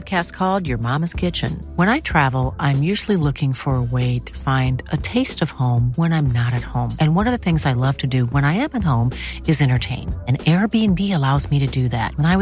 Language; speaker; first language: English; native; English